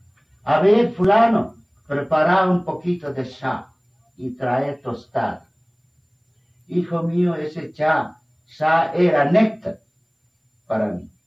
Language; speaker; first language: Spanish; non-native, fluent; Bangla